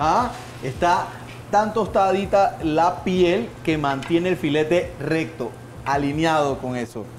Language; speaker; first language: Spanish; native; Spanish